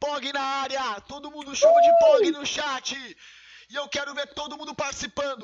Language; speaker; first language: Portuguese; native; Portuguese